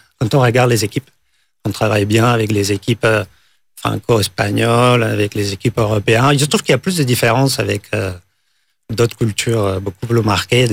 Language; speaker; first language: French; non-native, fluent; Catalan